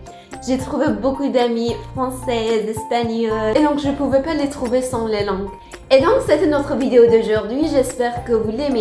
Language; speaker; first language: French; non-native, learner; Persian